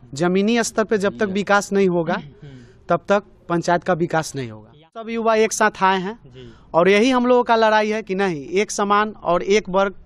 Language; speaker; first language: Hindi; native; Hindi